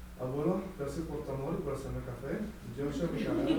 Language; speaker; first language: Spanish; early bilingual, other home language; English